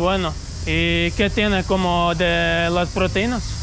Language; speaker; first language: Spanish; non-native, learner; Croatian